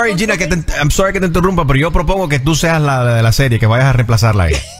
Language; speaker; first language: Spanish; native; Spanish